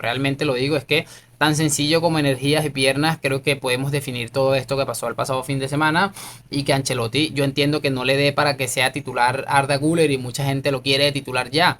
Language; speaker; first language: Spanish; native; Spanish